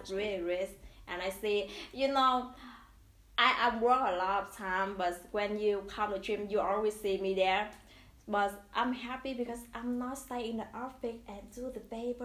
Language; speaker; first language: English; non-native, learner; Vietnamese